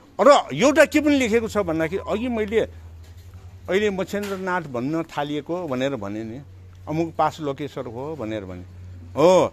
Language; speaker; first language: Nepali; non-native, local second language; Newari